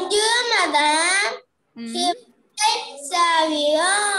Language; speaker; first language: French; non-native, learner; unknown